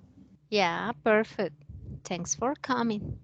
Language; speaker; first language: English; non-native, learner; Spanish